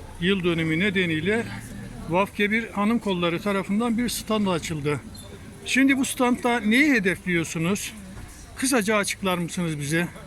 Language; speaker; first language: Turkish; native; Turkish